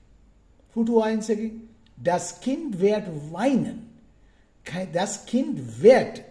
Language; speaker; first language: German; non-native, fluent; Sinhala